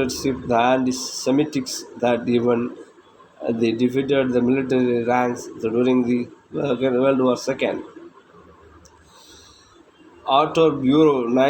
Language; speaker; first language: English; non-native, local second language; Tamil